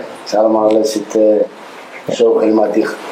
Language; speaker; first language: Dutch; non-native, learner; Somali